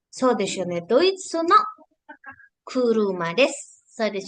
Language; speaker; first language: Japanese; non-native, fluent; Indonesian